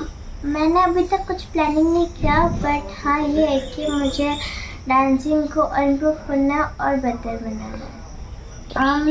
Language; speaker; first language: Hindi; non-native, local second language; Assamese